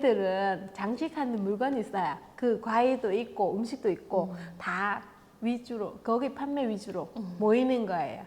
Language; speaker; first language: Korean; non-native, fluent; Vietnamese